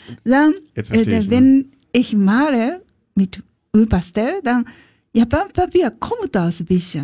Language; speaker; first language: German; non-native, learner; Japanese